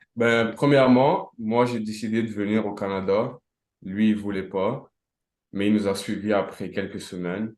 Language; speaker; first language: French; non-native, local second language; Arabic